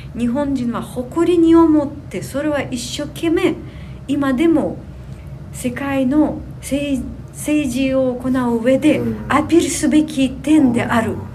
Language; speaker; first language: Japanese; non-native, fluent; Ukrainian